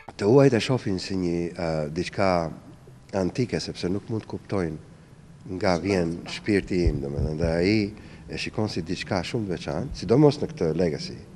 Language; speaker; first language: Albanian; native; Albanian